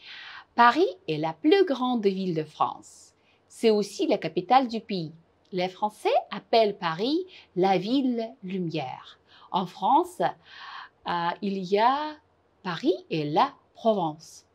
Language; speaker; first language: French; non-native, fluent; Uzbek